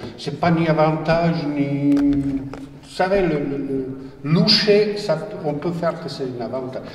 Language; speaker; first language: French; non-native, fluent; Bosnian